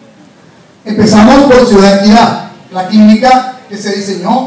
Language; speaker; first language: Spanish; native; Spanish